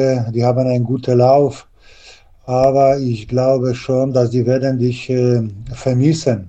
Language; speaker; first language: German; non-native, learner; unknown